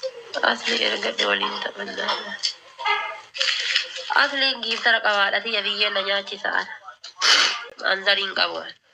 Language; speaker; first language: Arabic; non-native, learner; Oromo